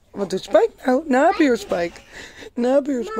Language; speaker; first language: Dutch; native; Dutch